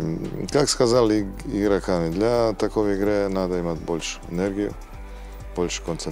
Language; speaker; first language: Russian; non-native, fluent; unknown